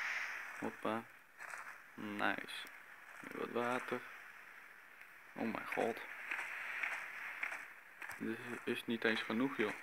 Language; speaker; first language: Dutch; native; Dutch